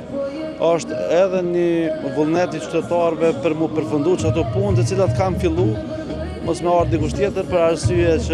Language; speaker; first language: Albanian; native; Albanian